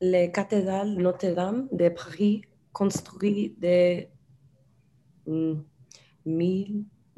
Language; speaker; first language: French; non-native, learner; English